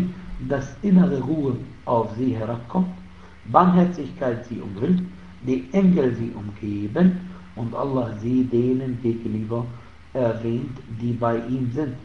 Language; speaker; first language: German; non-native, fluent; Arabic